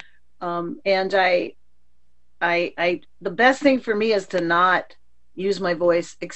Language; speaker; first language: English; native; English